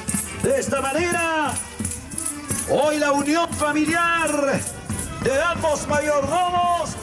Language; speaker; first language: Spanish; native; Spanish